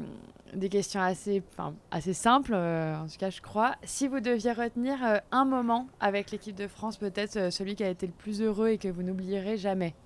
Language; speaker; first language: French; native; French